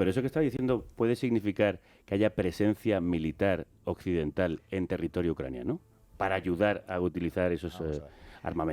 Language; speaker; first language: Spanish; native; Spanish